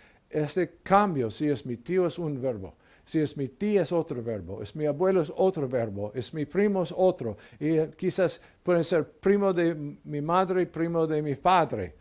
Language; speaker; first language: Spanish; non-native, learner; English